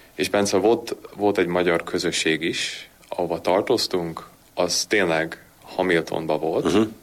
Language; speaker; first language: Hungarian; early bilingual, heritage; Hungarian